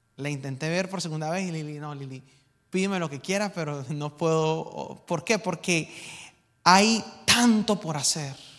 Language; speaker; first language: Spanish; native; Spanish